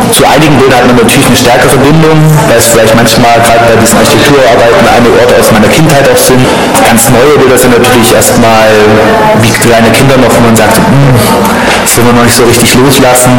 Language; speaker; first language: German; native; German